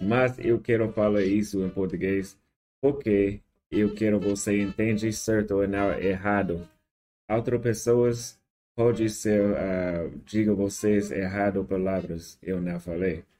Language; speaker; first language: Portuguese; non-native, learner; English